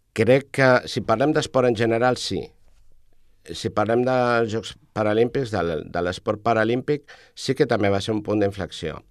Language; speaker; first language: Catalan; native; Catalan